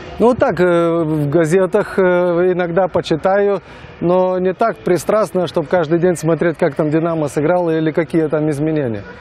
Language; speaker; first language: Russian; non-native, local second language; Lithuanian